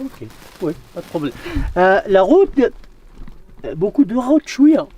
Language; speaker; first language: French; non-native, learner; Central Atlas Tamazight